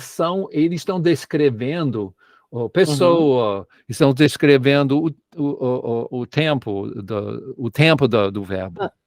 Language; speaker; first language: Portuguese; non-native, fluent; English